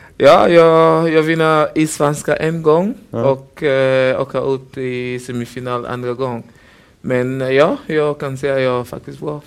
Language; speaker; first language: Swedish; non-native, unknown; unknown